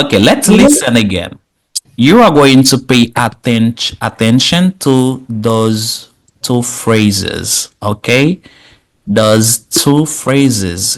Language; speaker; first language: English; non-native, fluent; Haitian Creole